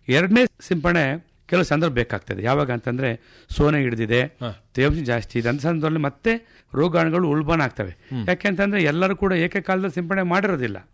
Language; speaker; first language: Kannada; native; Kannada